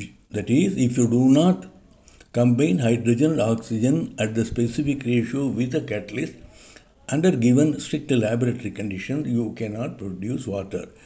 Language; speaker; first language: English; non-native, local second language; Tamil